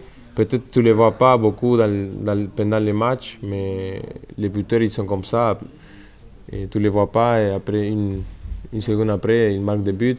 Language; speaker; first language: French; non-native, fluent; Spanish